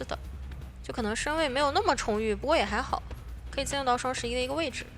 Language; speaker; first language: Chinese; native; Chinese